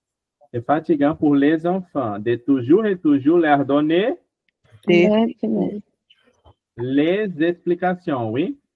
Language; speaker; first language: French; non-native, fluent; Portuguese